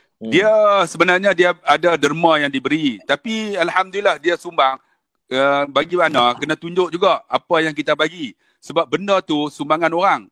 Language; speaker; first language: Malay; native; Malay